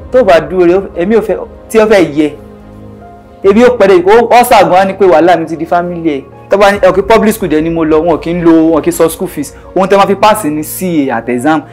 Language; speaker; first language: Yoruba; native; Yoruba